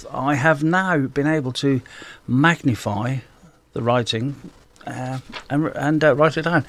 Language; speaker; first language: English; native; English